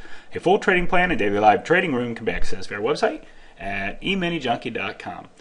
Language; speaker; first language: English; native; English